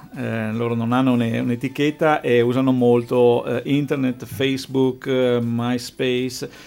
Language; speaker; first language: Italian; native; Italian